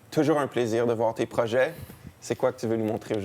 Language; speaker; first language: French; native; French